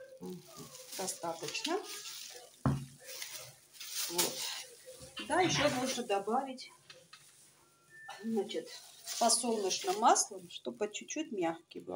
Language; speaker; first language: Russian; non-native, learner; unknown